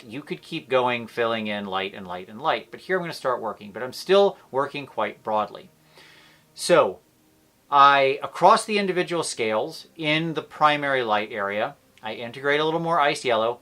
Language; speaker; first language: English; native; English